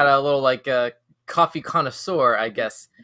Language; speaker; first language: English; native; English